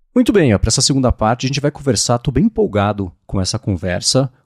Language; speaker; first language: Portuguese; native; Portuguese